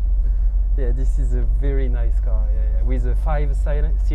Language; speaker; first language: English; non-native, learner; French